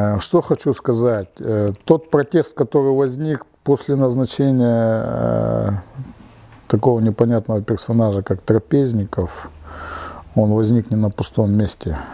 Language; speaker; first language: Russian; native; Russian